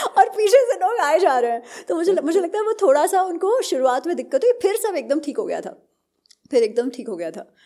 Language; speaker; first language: Hindi; non-native, local second language; Gujarati